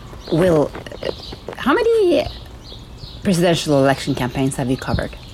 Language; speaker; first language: English; non-native, fluent; Norwegian